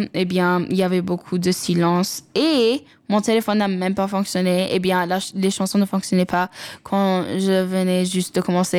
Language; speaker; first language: French; non-native, local second language; English